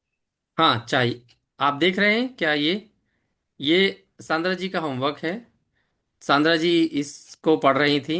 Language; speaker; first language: Hindi; native; Hindi